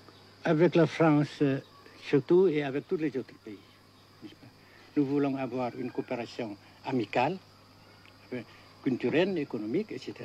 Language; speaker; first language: French; non-native, fluent; Vietnamese